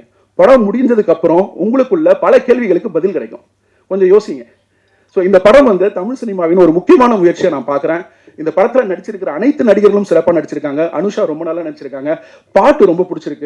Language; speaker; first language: Tamil; native; Tamil